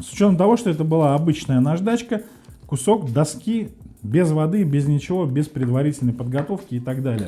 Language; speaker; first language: Russian; native; Russian